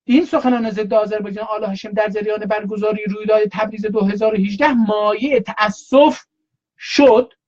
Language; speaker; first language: Persian; non-native, local second language; Azerbaijani